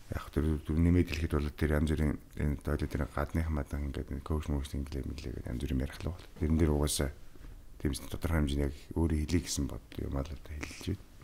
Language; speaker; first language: Mongolian; native; Mongolian